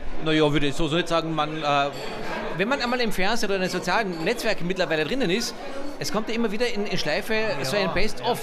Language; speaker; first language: German; native; German